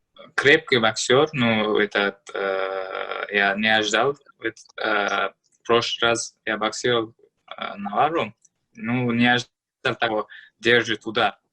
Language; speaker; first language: Russian; non-native, learner; Uzbek